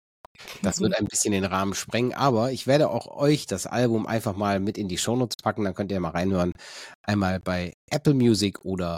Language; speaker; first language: German; native; German